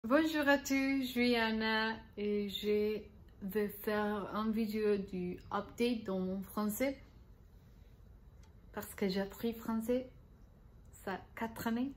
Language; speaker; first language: French; non-native, learner; Spanish